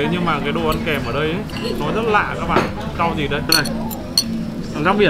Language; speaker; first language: Vietnamese; native; Vietnamese